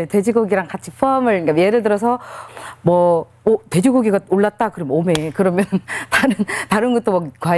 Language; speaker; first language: Korean; non-native, fluent; Filipino